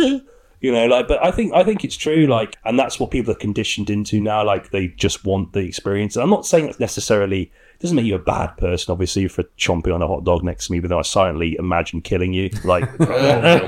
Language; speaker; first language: English; native; English